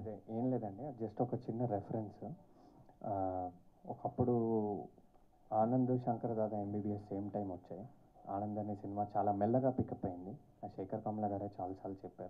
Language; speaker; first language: Telugu; native; Telugu